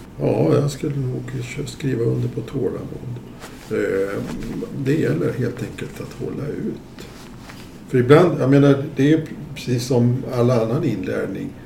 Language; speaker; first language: Swedish; native; Swedish